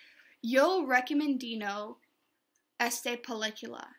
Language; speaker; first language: Spanish; non-native, learner; English